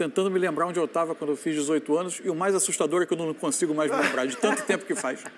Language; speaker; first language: Portuguese; native; Portuguese